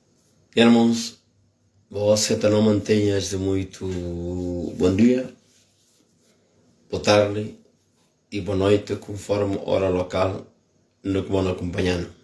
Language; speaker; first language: Portuguese; non-native, local second language; Upper Guinea Crioulo